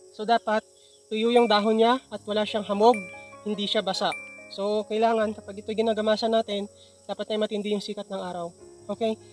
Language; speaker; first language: Filipino; non-native, local second language; Cebuano